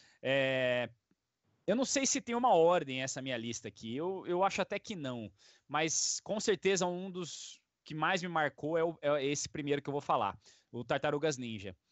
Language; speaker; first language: Portuguese; native; Portuguese